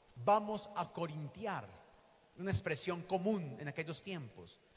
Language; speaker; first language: Spanish; native; Spanish